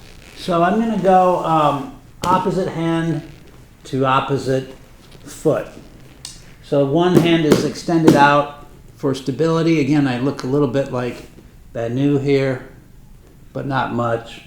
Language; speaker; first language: English; native; English